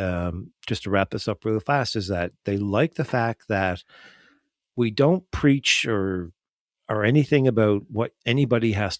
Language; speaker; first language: English; native; English